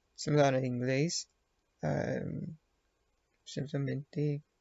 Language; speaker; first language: Spanish; non-native, learner; English